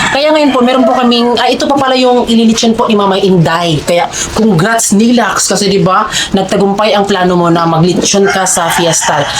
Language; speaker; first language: Filipino; non-native, local second language; Cebuano